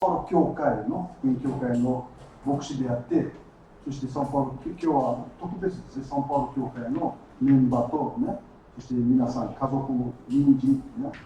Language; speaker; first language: Japanese; early bilingual, heritage; Portuguese